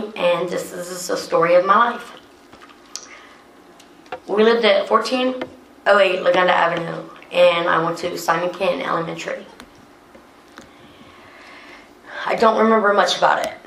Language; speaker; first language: English; native; English